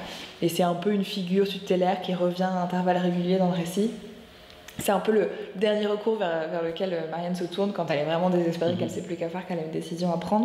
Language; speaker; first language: French; native; French